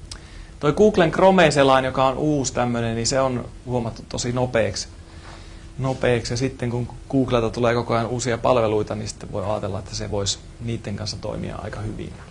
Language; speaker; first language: Finnish; native; Finnish